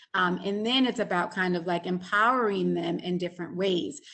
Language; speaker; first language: English; native; English